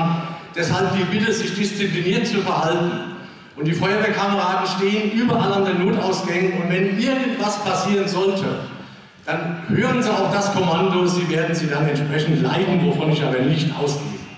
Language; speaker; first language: German; native; German